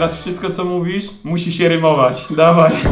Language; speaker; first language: Polish; native; Polish